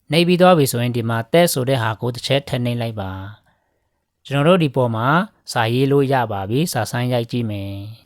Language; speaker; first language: Burmese; non-native, local second language; Pa'o Karen